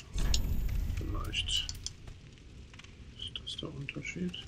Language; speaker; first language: German; native; German